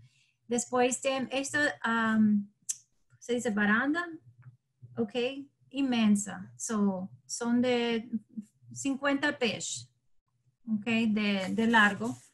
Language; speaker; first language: Portuguese; non-native, learner; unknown